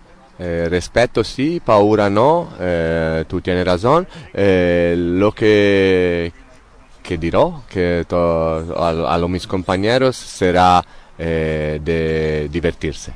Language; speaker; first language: Spanish; non-native, learner; Italian